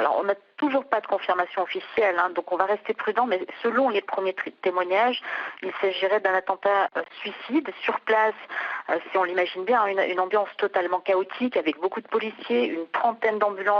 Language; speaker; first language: French; native; French